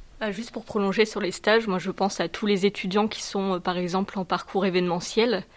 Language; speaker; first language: French; native; French